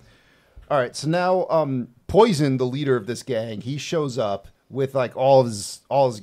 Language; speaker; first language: English; native; English